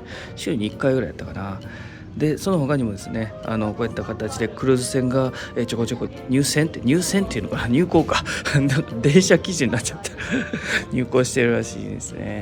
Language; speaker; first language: Japanese; native; Japanese